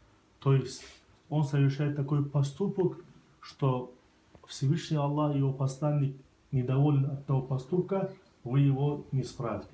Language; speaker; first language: Russian; non-native, local second language; Tajik